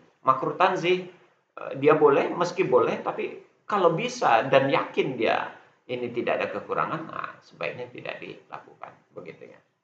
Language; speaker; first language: Indonesian; native; Indonesian